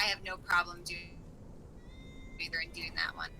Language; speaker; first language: English; native; English